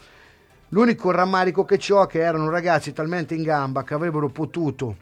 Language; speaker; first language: Italian; native; Italian